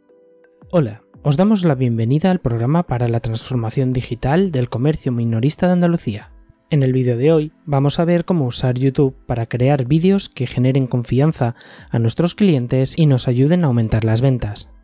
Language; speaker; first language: Spanish; native; Spanish